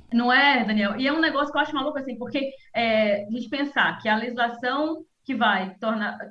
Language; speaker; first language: Portuguese; native; Portuguese